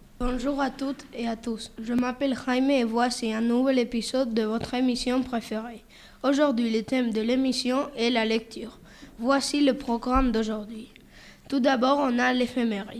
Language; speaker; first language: French; non-native, learner; Spanish